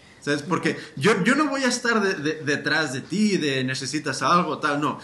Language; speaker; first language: Spanish; early bilingual, heritage; Spanish